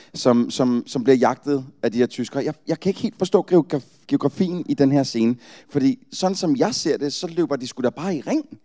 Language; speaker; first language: Danish; native; Danish